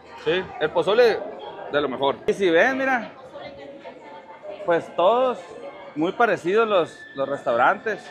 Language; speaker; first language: Spanish; native; Spanish